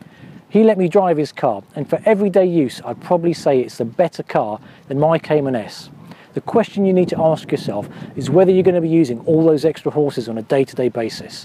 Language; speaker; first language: English; native; English